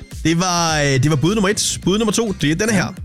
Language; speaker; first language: Danish; native; Danish